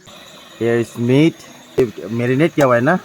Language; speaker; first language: Hindi; non-native, local second language; Assamese